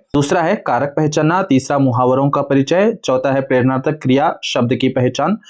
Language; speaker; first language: Hindi; non-native, local second language; Kannada